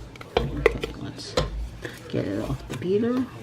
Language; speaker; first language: English; native; English